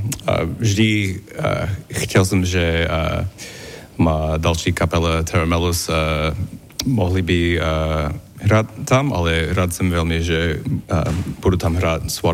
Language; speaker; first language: Slovak; non-native, learner; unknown